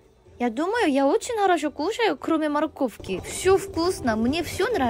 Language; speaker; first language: Russian; non-native, learner; Korean